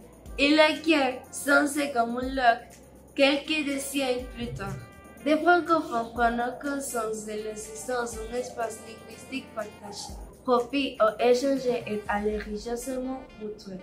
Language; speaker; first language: French; non-native, learner; Spanish